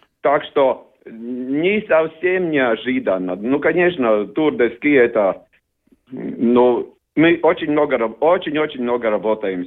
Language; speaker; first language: Russian; non-native, learner; Latvian